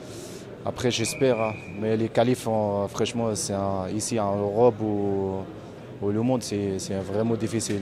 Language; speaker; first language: French; non-native, learner; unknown